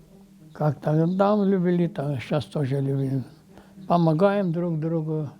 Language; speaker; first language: Russian; non-native, local second language; Armenian